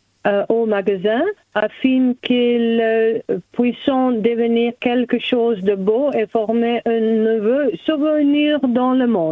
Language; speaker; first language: French; non-native, learner; German